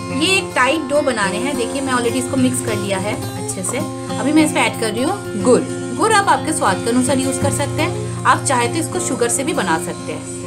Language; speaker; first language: Hindi; non-native, local second language; Bangla